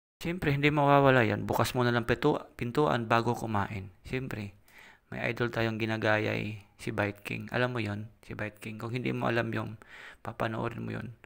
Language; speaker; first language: Filipino; non-native, local second language; Cebuano